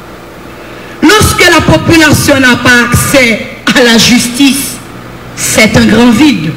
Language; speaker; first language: French; non-native, local second language; Haitian Creole